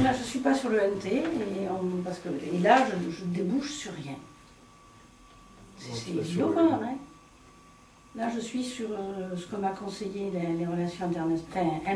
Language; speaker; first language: French; native; French